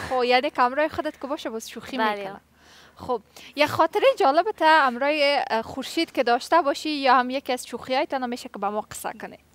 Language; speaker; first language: Persian; native; Persian